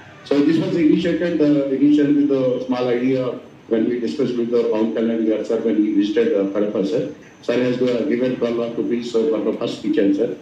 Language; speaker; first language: English; non-native, local second language; Telugu